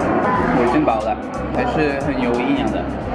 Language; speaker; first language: Chinese; non-native, fluent; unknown